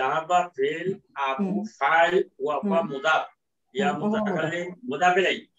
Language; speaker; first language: Arabic; non-native, fluent; Bangla